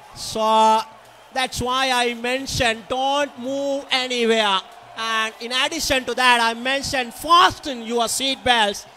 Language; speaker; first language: English; non-native, local second language; Sinhala